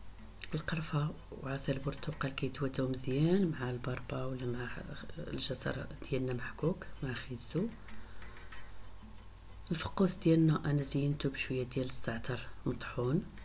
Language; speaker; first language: Arabic; native; Arabic